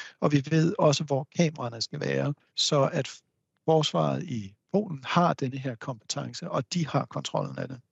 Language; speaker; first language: Danish; native; Danish